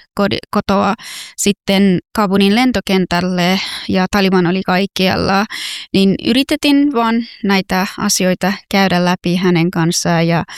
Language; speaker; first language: Finnish; non-native, fluent; Persian